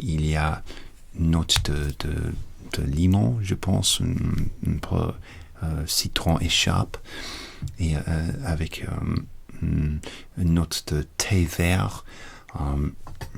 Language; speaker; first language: French; non-native, learner; English